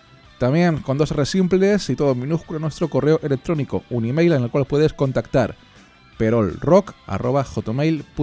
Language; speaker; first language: Spanish; native; Spanish